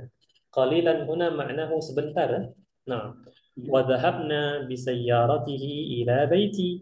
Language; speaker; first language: Arabic; non-native, fluent; Indonesian